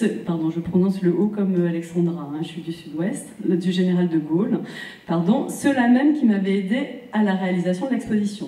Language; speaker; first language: French; native; French